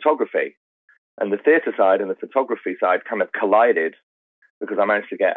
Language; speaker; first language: English; native; English